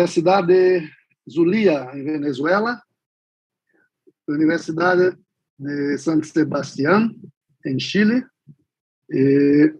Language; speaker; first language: Portuguese; non-native, fluent; Spanish